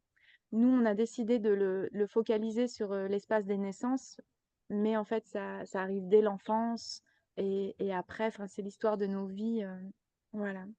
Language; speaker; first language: French; native; French